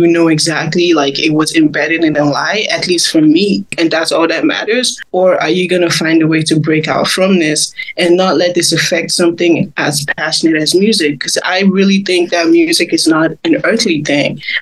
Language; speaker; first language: English; non-native, local second language; Igbo